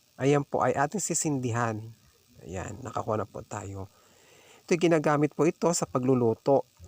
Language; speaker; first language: Filipino; non-native, local second language; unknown